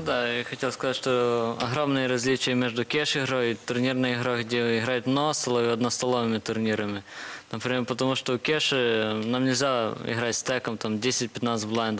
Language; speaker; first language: Russian; native; Russian